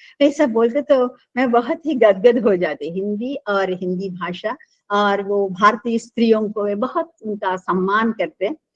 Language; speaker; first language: Hindi; non-native, local second language; Telugu